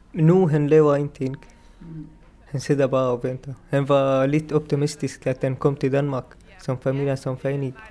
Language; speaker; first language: Danish; non-native, learner; Arabic